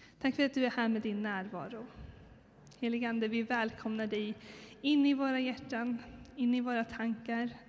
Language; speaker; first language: Swedish; native; Swedish